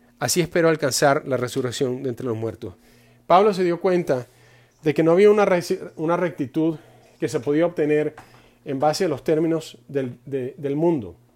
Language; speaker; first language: Spanish; non-native, fluent; English